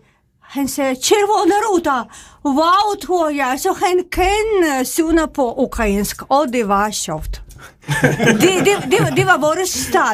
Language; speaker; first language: Danish; non-native, fluent; Ukrainian